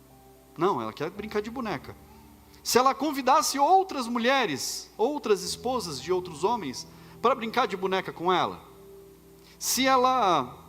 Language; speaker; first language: Portuguese; native; Portuguese